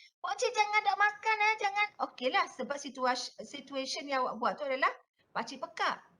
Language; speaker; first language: Malay; native; Malay